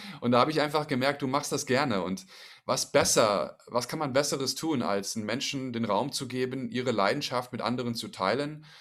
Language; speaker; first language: German; native; German